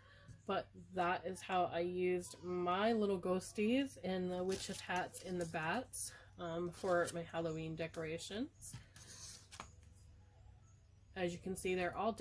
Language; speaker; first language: English; native; English